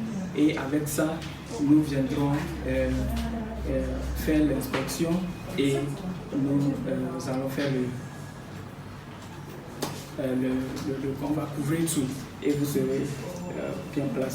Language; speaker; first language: French; non-native, fluent; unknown